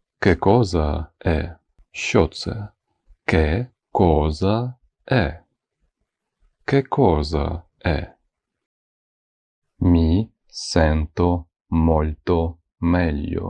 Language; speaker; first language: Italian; non-native, fluent; Ukrainian